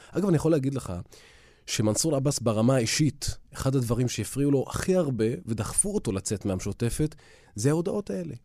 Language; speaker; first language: Hebrew; non-native, local second language; Arabic